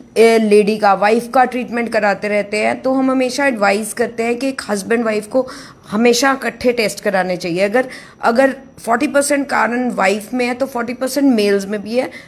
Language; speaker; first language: Hindi; non-native, local second language; Punjabi